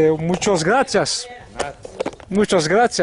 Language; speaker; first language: Spanish; non-native, learner; French